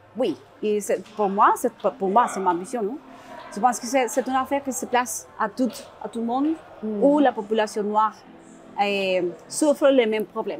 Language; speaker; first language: French; non-native, learner; Spanish